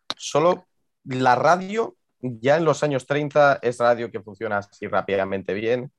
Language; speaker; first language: Spanish; non-native, fluent; English